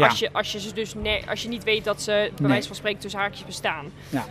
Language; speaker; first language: Dutch; native; Dutch